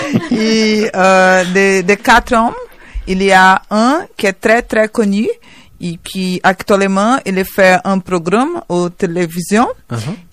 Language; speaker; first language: French; non-native, learner; Portuguese